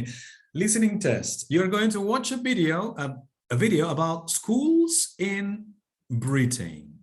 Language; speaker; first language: English; non-native, fluent; Spanish